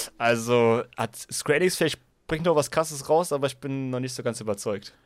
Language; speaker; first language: German; early bilingual, other home language; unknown